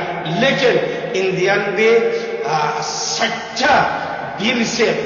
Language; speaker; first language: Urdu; non-native, learner; Uyghur